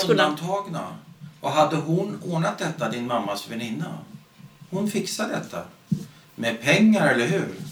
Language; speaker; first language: Swedish; native; Swedish